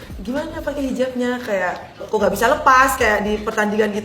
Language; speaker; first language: Indonesian; native; Indonesian